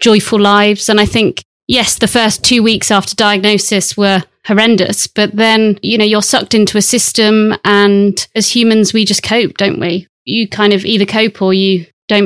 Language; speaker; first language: English; native; English